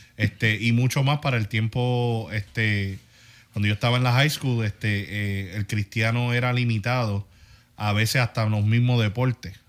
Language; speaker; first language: Spanish; early bilingual, heritage; Spanish